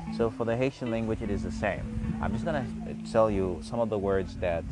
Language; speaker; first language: English; non-native, fluent; Haitian Creole